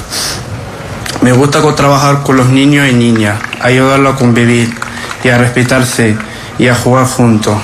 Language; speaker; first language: Spanish; non-native, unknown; Arabic